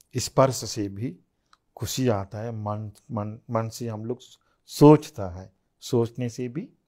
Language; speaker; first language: Hindi; non-native, fluent; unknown